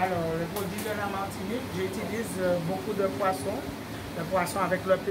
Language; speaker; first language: French; non-native, local second language; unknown